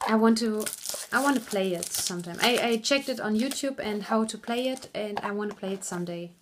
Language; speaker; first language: English; non-native, fluent; German